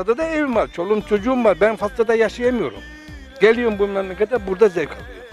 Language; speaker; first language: Turkish; native; Turkish